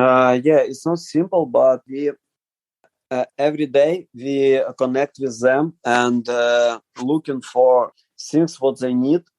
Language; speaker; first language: English; non-native, learner; Ukrainian